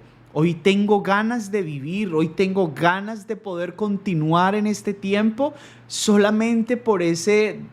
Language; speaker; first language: Spanish; native; Spanish